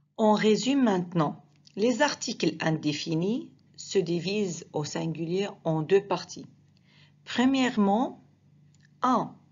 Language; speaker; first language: French; non-native, fluent; Arabic